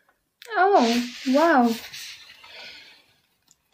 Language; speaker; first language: English; non-native, learner; Russian